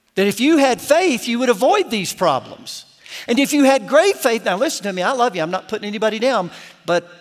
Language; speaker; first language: English; native; English